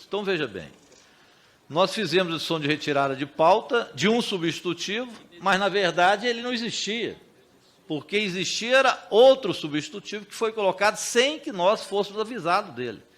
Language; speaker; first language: Portuguese; native; Portuguese